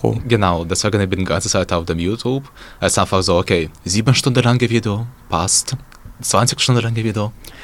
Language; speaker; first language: German; non-native, learner; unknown